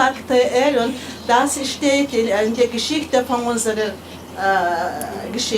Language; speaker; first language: German; non-native, learner; Mongolian